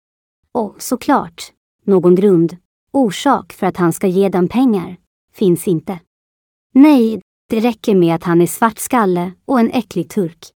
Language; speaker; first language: Swedish; native; Swedish